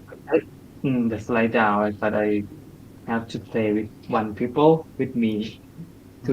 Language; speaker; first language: English; non-native, learner; Thai